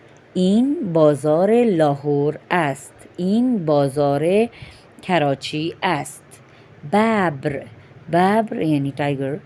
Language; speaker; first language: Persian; non-native, fluent; Urdu